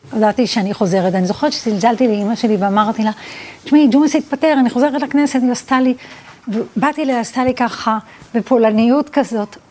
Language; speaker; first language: Hebrew; early bilingual, other home language; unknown